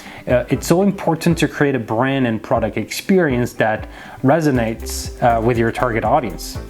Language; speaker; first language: English; non-native, fluent; French